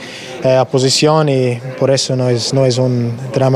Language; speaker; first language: Spanish; non-native, learner; English